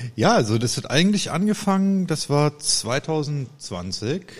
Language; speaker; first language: German; native; German